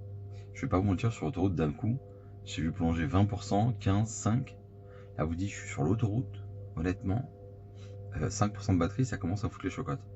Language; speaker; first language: French; native; French